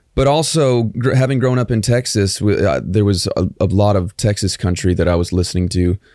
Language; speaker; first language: English; native; English